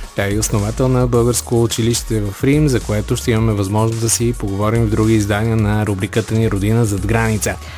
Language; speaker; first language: Bulgarian; native; Bulgarian